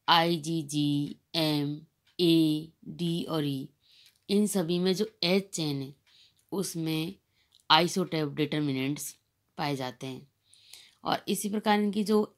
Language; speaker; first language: Hindi; native; Hindi